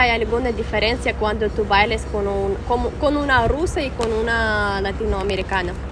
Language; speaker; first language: Spanish; non-native, fluent; Russian